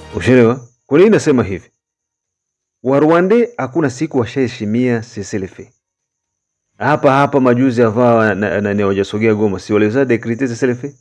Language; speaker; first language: Swahili; native; Swahili